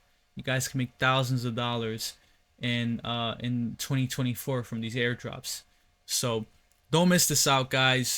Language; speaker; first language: English; native; English